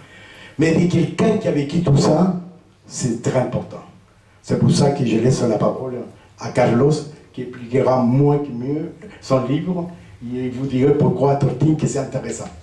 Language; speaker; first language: French; non-native, fluent; Spanish